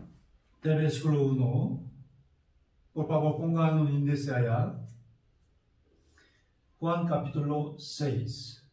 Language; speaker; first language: Spanish; non-native, fluent; Korean